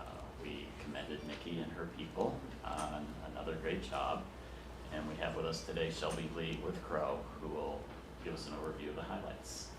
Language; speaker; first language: English; native; English